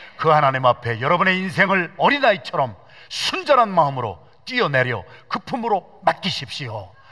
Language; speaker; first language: Korean; native; Korean